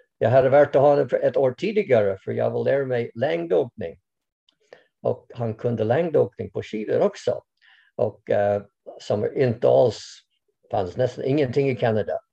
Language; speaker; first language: Swedish; non-native, fluent; English